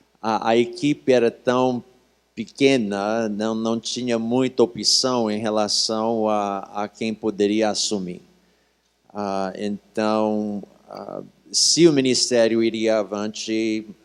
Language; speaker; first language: Portuguese; early bilingual, other home language; English